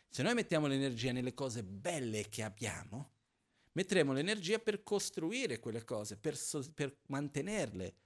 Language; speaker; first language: Italian; non-native, fluent; Portuguese